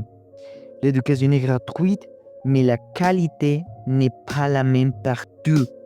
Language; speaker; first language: French; non-native, learner; Spanish